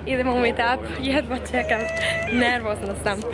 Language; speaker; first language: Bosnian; non-native, fluent; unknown